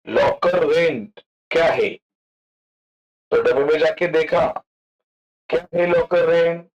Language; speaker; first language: Hindi; non-native, local second language; Marathi